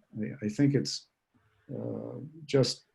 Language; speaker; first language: English; native; English